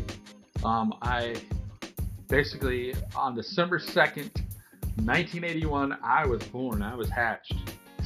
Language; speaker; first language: English; native; English